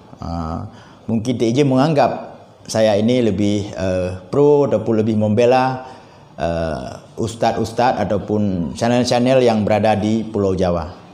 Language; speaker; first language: Indonesian; non-native, local second language; Achinese